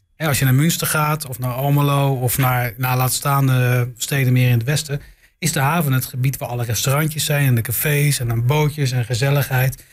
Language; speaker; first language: Dutch; native; Dutch